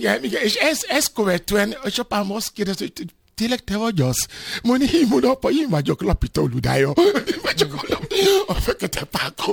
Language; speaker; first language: Hungarian; non-native, fluent; Yoruba